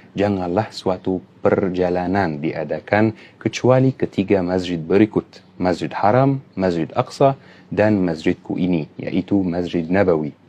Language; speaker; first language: Malay; non-native, fluent; Arabic